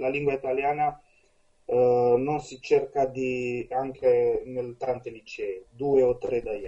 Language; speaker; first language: Italian; non-native, fluent; Romanian